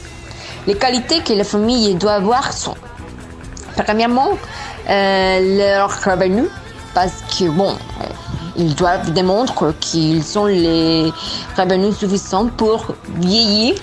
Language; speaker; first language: French; non-native, learner; Spanish